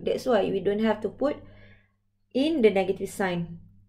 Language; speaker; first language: English; non-native, local second language; Malay